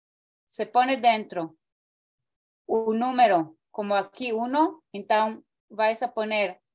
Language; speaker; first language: Spanish; non-native, fluent; Portuguese